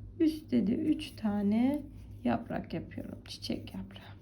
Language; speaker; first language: Turkish; native; Turkish